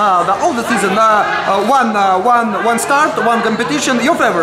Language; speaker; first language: English; non-native, learner; Russian